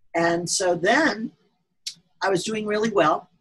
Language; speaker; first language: English; native; English